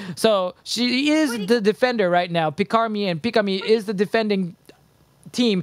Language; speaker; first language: English; early bilingual, other home language; Japanese